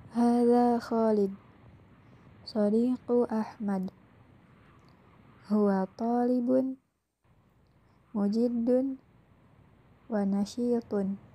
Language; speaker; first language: Arabic; non-native, fluent; Indonesian